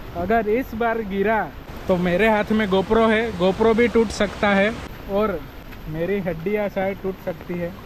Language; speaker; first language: Hindi; non-native, local second language; Gujarati